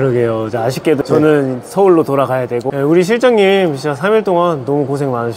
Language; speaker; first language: Korean; native; Korean